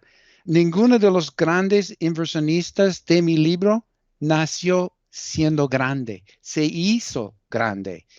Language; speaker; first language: Spanish; early bilingual, heritage; Spanish